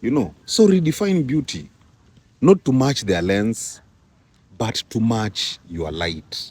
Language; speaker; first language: English; non-native, local second language; Swahili